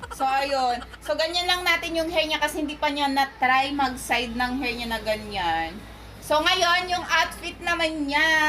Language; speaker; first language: Filipino; non-native, local second language; Waray